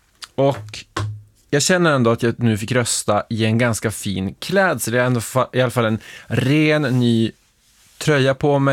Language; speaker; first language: Swedish; native; Swedish